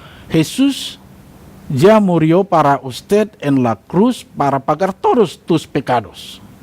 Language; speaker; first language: Spanish; non-native, learner; Indonesian